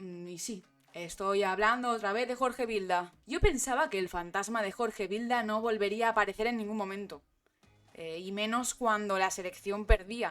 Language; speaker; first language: Spanish; native; Spanish